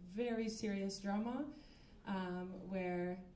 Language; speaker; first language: English; native; English